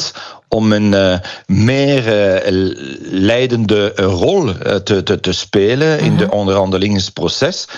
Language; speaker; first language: Dutch; non-native, local second language; French